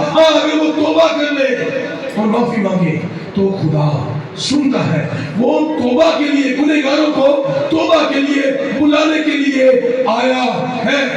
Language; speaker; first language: Urdu; non-native, local second language; Punjabi